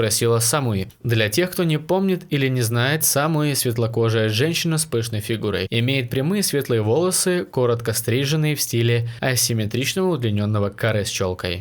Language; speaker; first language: Russian; native; Russian